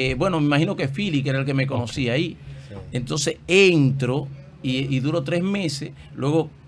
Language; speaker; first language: Spanish; native; Spanish